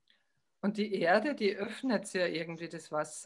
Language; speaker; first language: German; native; German